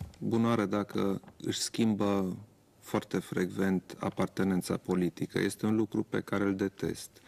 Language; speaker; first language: Romanian; non-native, local second language; German